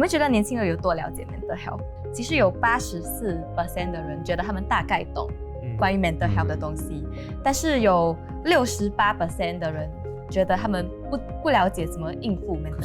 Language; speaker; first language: Chinese; native; Chinese